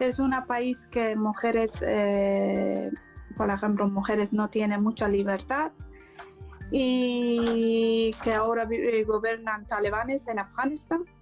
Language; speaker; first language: Spanish; non-native, learner; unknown